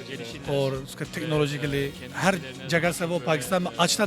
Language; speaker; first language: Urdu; non-native, learner; Turkish